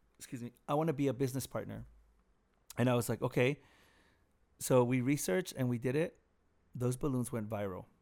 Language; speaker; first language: English; early bilingual, other home language; Spanish